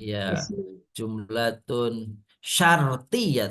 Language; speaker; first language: Arabic; non-native, fluent; Indonesian